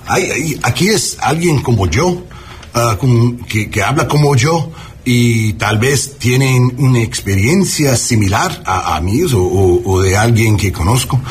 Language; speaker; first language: Spanish; non-native, learner; English